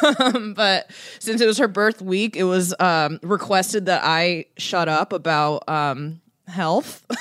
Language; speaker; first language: English; early bilingual, other home language; Persian